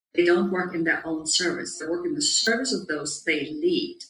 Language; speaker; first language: English; non-native, fluent; German